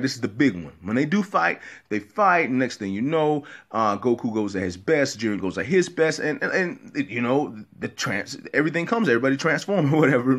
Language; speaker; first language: English; native; English